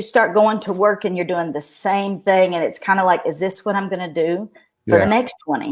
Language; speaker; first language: English; native; English